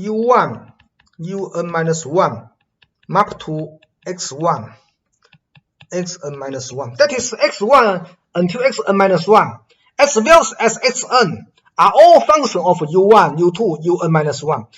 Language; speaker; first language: English; non-native, fluent; Chinese